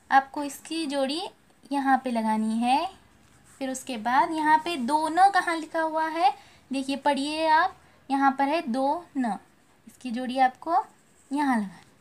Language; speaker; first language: Hindi; native; Hindi